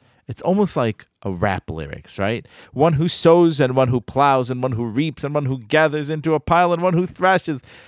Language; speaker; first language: English; native; English